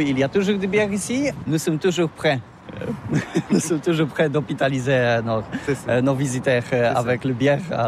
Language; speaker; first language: French; non-native, learner; Polish